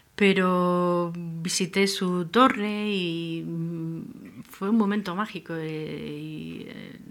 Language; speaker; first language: Spanish; native; Spanish